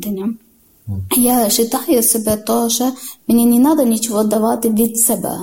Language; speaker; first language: Ukrainian; non-native, learner; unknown